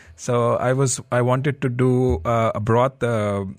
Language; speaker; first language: English; non-native, local second language; Hindi